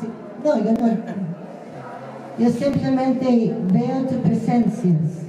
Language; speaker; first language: Spanish; non-native, fluent; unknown